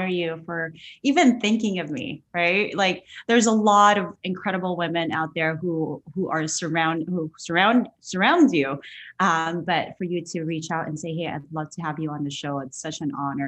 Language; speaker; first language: English; non-native, local second language; Filipino